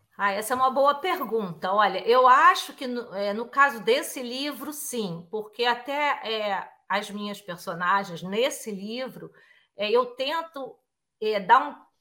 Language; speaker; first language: Portuguese; native; Portuguese